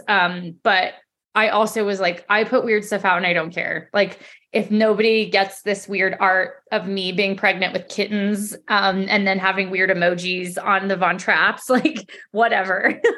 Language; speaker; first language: English; native; English